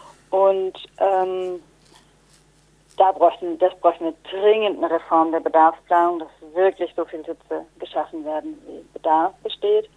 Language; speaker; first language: German; native; German